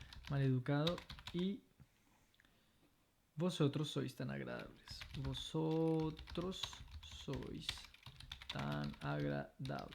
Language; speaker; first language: Spanish; non-native, fluent; French